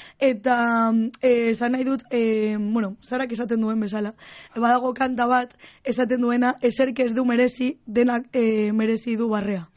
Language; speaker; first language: Basque; non-native, local second language; Spanish